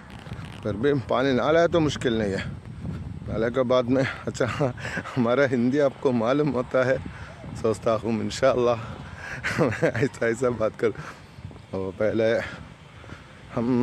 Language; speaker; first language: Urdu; non-native, learner; Malayalam